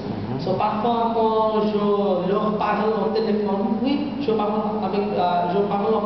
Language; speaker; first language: French; non-native, learner; Bangla